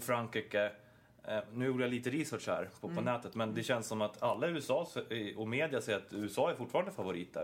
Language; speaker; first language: Swedish; native; Swedish